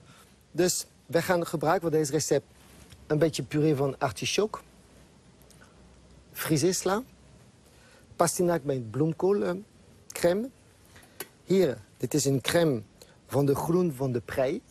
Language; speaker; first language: Dutch; non-native, fluent; French